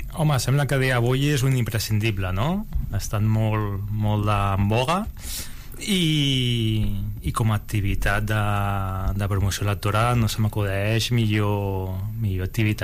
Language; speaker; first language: Catalan; native; Catalan